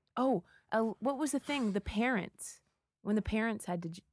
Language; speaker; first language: English; native; English